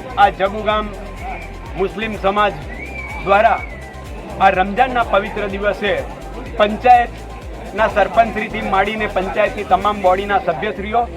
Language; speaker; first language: Gujarati; native; Gujarati